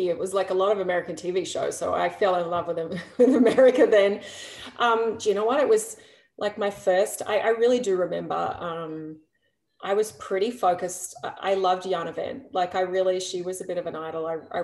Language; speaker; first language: English; native; English